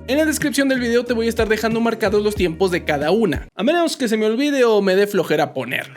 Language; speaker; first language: Spanish; native; Spanish